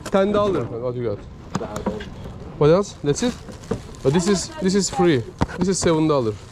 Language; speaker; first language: English; non-native, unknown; Turkish